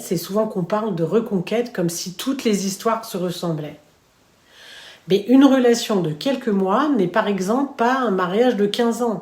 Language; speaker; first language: French; native; French